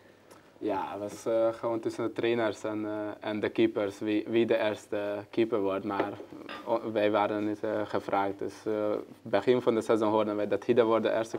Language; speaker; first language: Dutch; non-native, learner; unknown